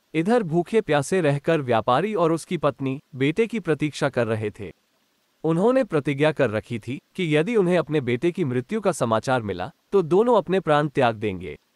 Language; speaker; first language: Hindi; non-native, local second language; Gujarati